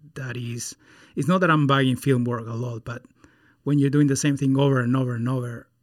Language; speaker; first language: English; non-native, fluent; Spanish